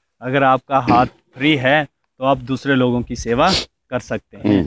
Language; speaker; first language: Hindi; native; Hindi